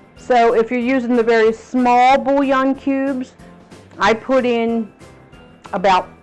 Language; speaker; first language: English; native; English